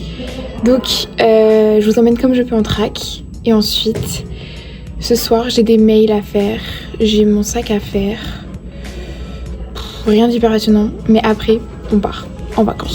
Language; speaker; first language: French; native; French